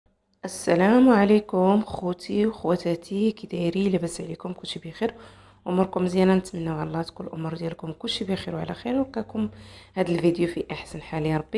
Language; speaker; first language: Arabic; native; Arabic